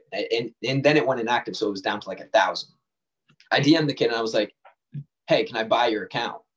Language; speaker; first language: English; native; English